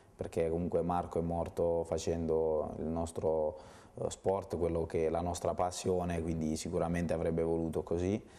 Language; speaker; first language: Italian; native; Italian